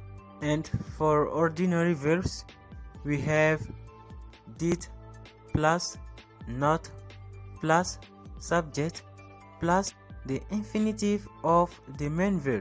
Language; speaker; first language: English; non-native, fluent; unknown